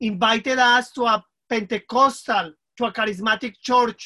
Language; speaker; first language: English; non-native, fluent; Spanish